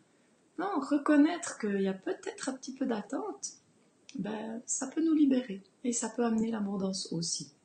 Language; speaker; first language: French; native; French